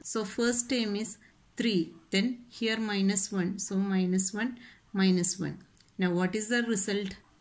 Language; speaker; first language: English; non-native, local second language; Malayalam